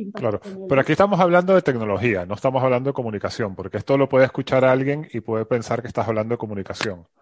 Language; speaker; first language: Spanish; native; Spanish